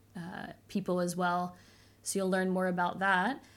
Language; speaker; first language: English; native; English